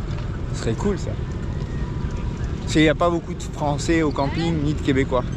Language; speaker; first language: French; native; French